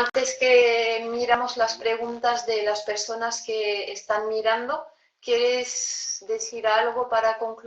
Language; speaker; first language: Spanish; non-native, fluent; French